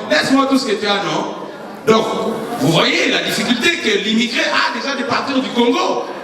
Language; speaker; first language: French; non-native, local second language; Lingala